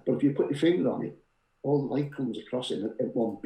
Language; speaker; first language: English; native; English